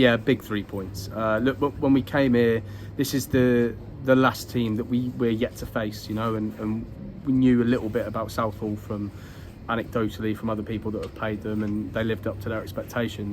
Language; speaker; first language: English; native; English